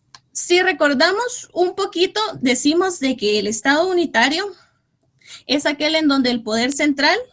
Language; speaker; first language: Spanish; native; Spanish